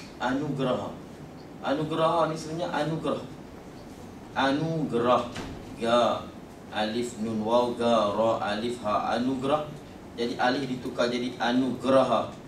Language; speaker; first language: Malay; native; Malay